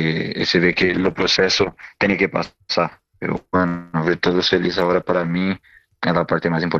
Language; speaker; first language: Spanish; non-native, learner; Portuguese